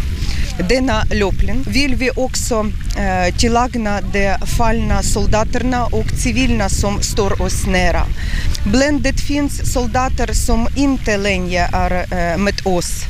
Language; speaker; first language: Swedish; non-native, learner; Ukrainian